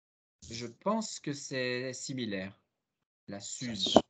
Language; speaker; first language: French; non-native, fluent; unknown